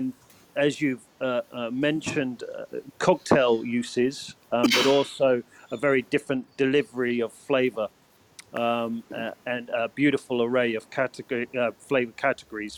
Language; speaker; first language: English; native; English